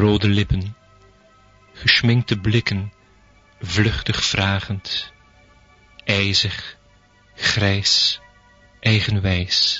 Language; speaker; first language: Dutch; native; Dutch